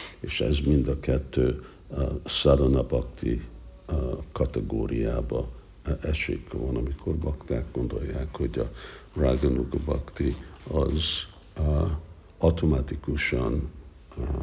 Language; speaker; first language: Hungarian; early bilingual, heritage; Hungarian